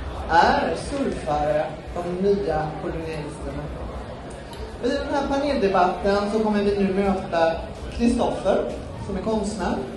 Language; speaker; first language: Swedish; native; Swedish